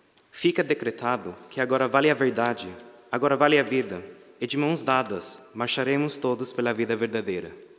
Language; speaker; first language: Portuguese; non-native, fluent; English